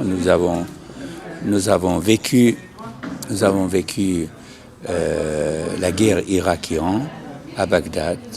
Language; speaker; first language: French; non-native, fluent; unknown